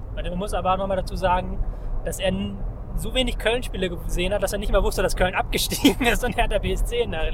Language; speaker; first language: German; native; German